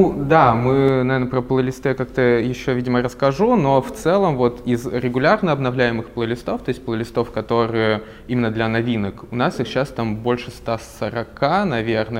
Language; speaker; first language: Russian; native; Russian